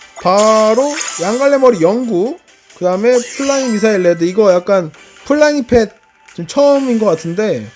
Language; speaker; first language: Korean; native; Korean